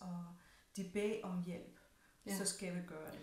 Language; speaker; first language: Danish; non-native, fluent; Russian